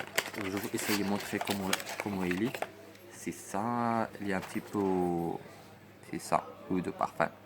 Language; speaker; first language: French; non-native, learner; Arabic